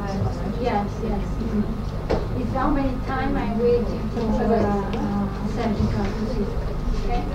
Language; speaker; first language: English; non-native, fluent; Italian